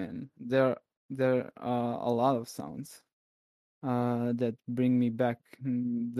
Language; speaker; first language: English; non-native, fluent; Serbian